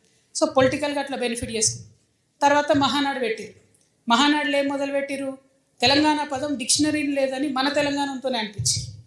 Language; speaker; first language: Telugu; native; Telugu